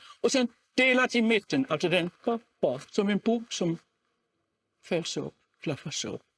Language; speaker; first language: Swedish; non-native, fluent; German